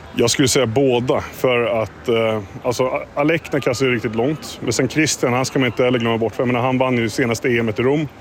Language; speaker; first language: Swedish; native; Swedish